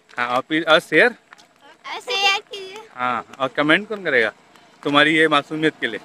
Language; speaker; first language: Hindi; native; Hindi